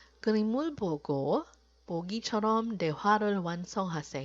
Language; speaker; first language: Korean; non-native, fluent; Filipino